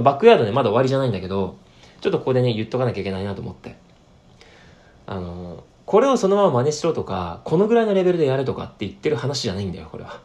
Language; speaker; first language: Japanese; native; Japanese